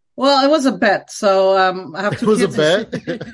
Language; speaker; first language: English; non-native, fluent; Khmer